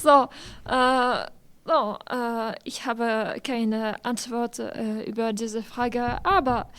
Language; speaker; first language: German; non-native, learner; French